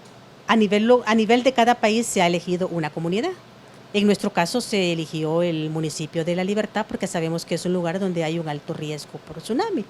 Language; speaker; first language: Spanish; native; Spanish